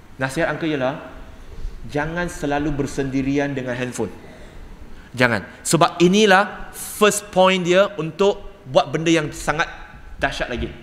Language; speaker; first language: Malay; non-native, local second language; Cantonese